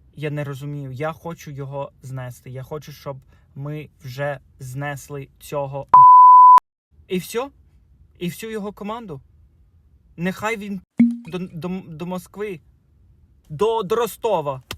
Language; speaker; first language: Ukrainian; early bilingual, heritage; Ukrainian